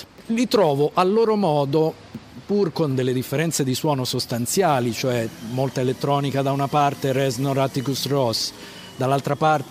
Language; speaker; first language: Italian; native; Italian